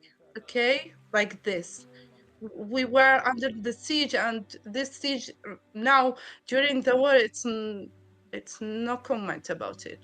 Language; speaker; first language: English; non-native, learner; Arabic